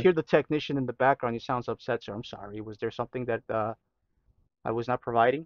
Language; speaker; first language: English; native; English